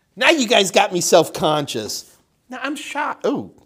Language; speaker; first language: English; native; English